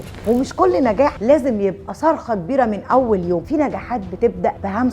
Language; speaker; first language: Arabic; native; Arabic